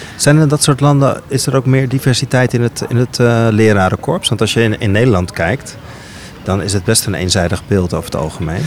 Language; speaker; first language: Dutch; native; Dutch